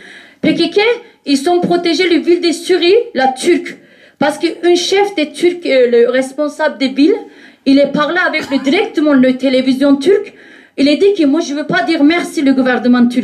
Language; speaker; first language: French; non-native, learner; Kurdish